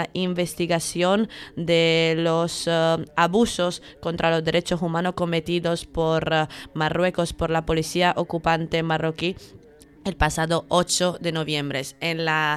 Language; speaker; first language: Spanish; native; Spanish